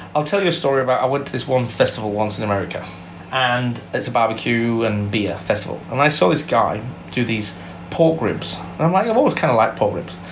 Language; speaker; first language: English; native; English